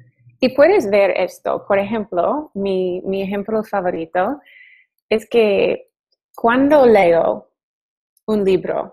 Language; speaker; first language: Spanish; non-native, learner; English